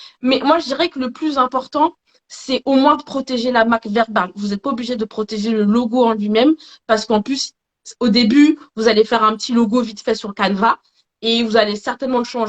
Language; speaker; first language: French; native; French